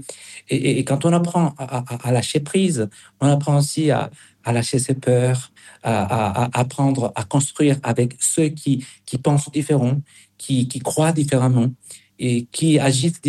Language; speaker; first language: French; non-native, fluent; Spanish